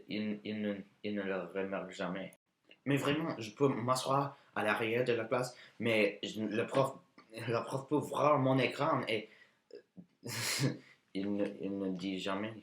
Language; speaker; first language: French; non-native, learner; English